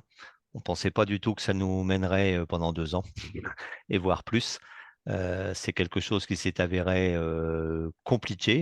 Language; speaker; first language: French; native; French